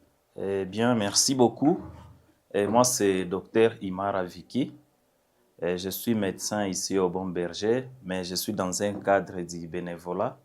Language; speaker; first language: French; non-native, local second language; Swahili